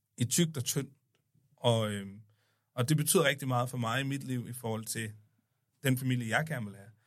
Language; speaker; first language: Danish; early bilingual, other home language; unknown